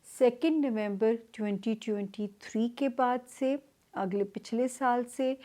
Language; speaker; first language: Urdu; native; Urdu